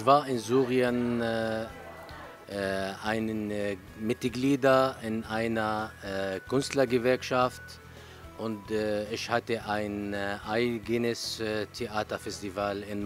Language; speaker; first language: German; non-native, learner; Arabic